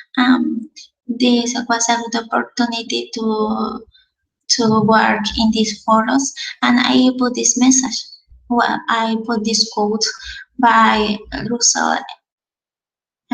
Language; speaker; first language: English; non-native, learner; Spanish